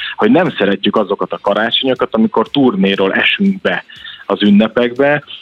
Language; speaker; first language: Hungarian; native; Hungarian